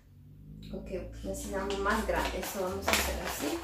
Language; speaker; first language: Spanish; early bilingual, heritage; English